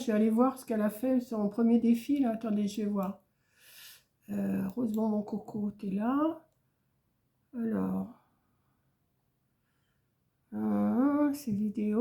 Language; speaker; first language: French; native; French